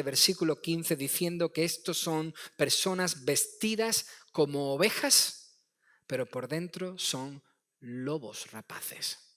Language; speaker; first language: Spanish; native; Spanish